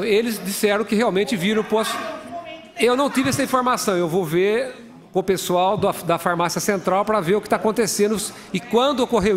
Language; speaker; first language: Portuguese; native; Portuguese